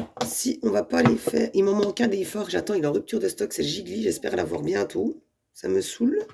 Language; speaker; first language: French; native; French